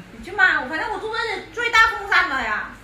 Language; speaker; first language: Chinese; native; Chinese